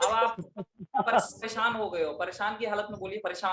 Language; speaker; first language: Hindi; native; Hindi